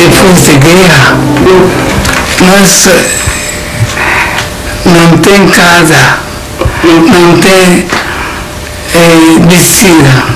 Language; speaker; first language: Portuguese; non-native, learner; Japanese